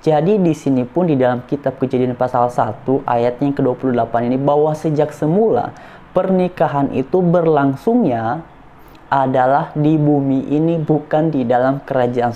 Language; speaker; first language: Indonesian; native; Indonesian